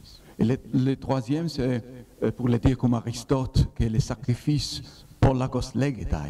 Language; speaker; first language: French; non-native, fluent; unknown